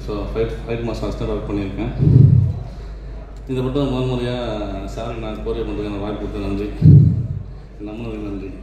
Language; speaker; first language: Tamil; non-native, learner; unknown